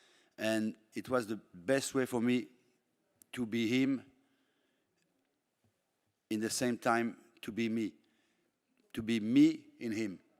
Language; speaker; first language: English; non-native, fluent; French